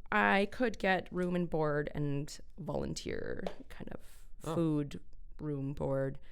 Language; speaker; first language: English; native; English